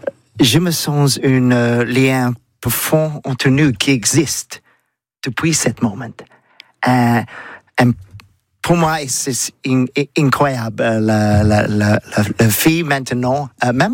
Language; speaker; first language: French; non-native, learner; English